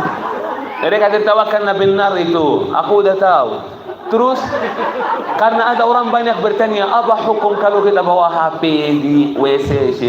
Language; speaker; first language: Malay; non-native, fluent; Arabic